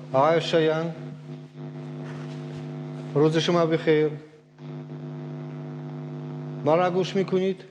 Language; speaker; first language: Persian; non-native, learner; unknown